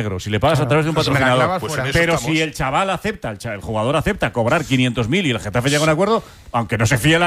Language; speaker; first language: Spanish; native; Spanish